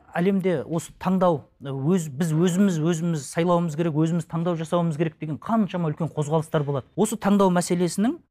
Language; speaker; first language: Kazakh; native; Kazakh